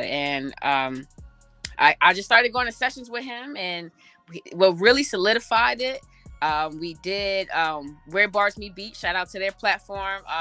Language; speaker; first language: English; early bilingual, other home language; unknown